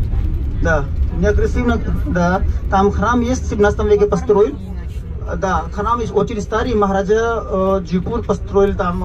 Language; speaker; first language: Russian; non-native, local second language; Hindi